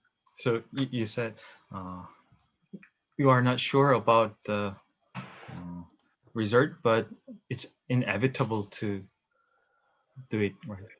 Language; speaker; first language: English; non-native, learner; Korean